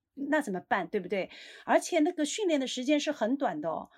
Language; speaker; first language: Chinese; native; Chinese